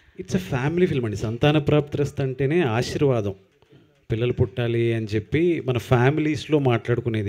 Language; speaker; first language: Telugu; native; Telugu